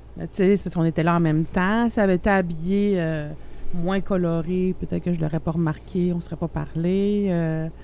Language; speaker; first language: French; native; French